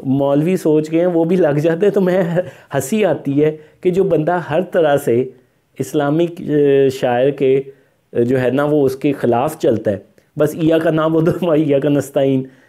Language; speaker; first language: Urdu; non-native, local second language; Punjabi